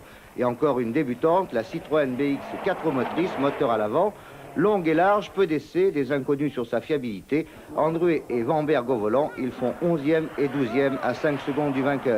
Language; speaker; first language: French; native; French